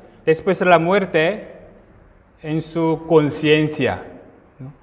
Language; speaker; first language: Spanish; non-native, fluent; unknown